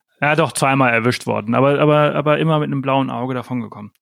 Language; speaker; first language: German; native; German